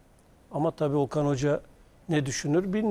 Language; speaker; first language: Turkish; native; Turkish